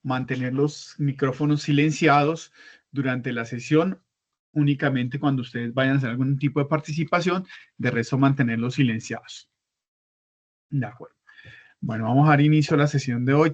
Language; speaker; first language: Spanish; native; Spanish